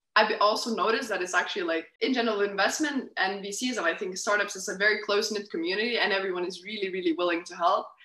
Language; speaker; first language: English; non-native, fluent; Lithuanian